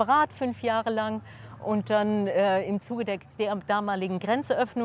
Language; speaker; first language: German; non-native, local second language; Luxembourgish